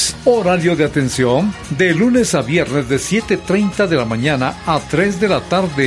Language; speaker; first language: Spanish; native; Spanish